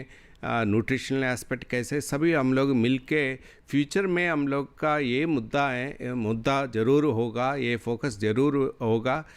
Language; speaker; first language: Hindi; non-native, local second language; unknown